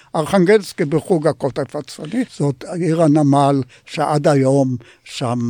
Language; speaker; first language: Hebrew; non-native, fluent; Polish